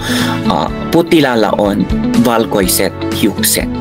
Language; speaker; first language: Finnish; non-native, learner; Filipino